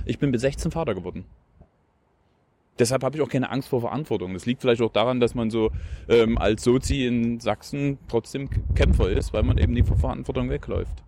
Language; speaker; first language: German; native; German